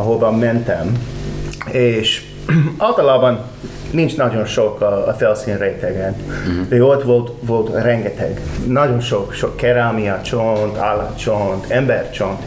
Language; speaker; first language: Hungarian; non-native, learner; English